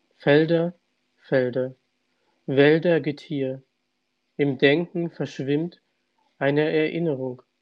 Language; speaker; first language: German; early bilingual, other home language; Russian